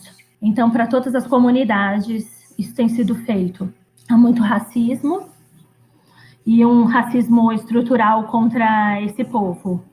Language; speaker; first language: Portuguese; non-native, fluent; Greek